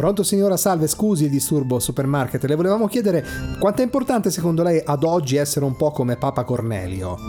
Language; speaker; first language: Italian; native; Italian